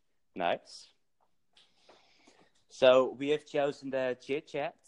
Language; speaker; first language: English; non-native, fluent; Dutch